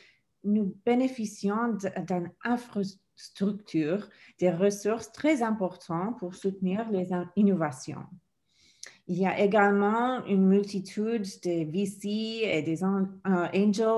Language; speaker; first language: French; non-native, fluent; English